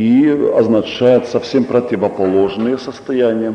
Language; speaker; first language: Russian; non-native, local second language; Estonian